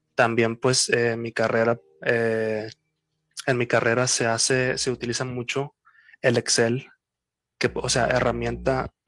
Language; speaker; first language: Spanish; native; Spanish